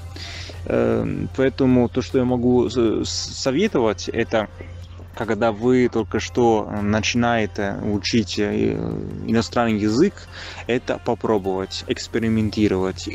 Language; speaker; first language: Russian; non-native, fluent; Italian